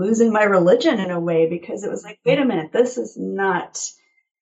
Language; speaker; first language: English; native; English